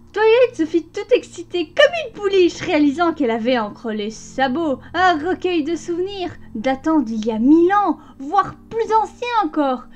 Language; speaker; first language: French; native; French